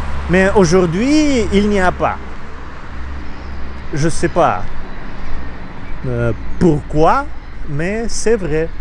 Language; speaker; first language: French; non-native, learner; Russian